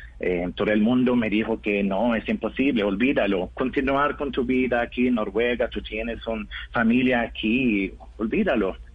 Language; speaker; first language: Spanish; non-native, learner; Norwegian